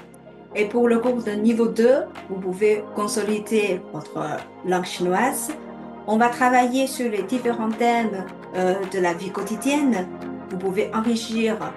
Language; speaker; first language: French; non-native, fluent; Chinese